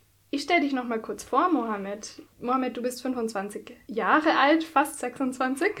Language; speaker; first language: German; native; German